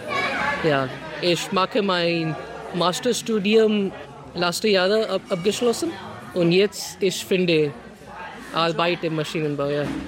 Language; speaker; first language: German; non-native, learner; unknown